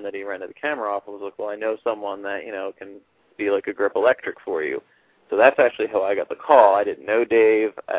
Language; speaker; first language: English; native; English